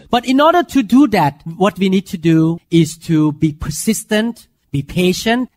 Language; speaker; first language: English; non-native, fluent; Thai